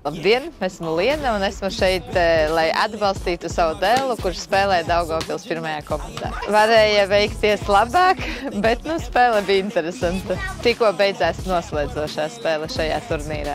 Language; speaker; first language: Latvian; native; Latvian